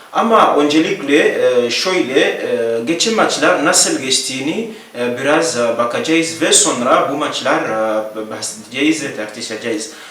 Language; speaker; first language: Turkish; non-native, learner; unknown